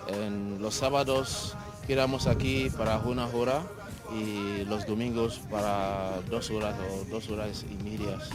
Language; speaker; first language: Spanish; non-native, learner; Yoruba